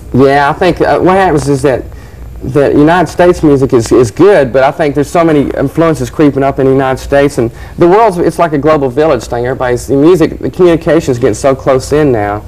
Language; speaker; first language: English; native; English